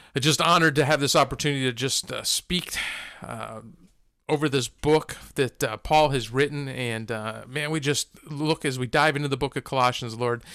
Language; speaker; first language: English; native; English